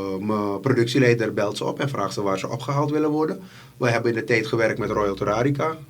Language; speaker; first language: Dutch; native; Dutch